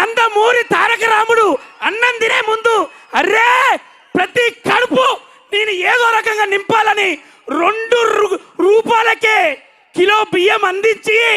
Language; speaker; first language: Telugu; native; Telugu